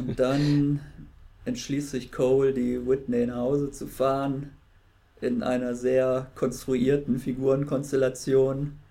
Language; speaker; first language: German; native; German